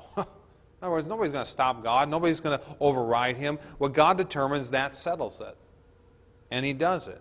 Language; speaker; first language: English; native; English